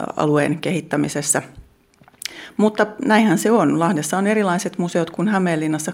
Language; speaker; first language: Finnish; native; Finnish